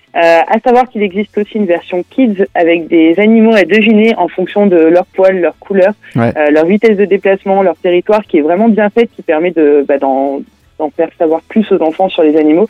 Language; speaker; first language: French; native; French